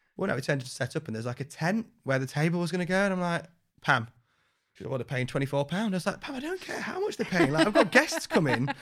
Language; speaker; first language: English; native; English